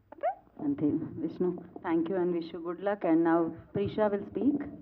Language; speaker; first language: Telugu; native; Telugu